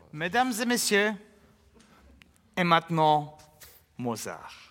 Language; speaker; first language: French; non-native, learner; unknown